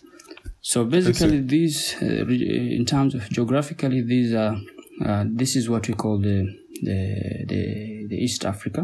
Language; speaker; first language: English; non-native, local second language; Somali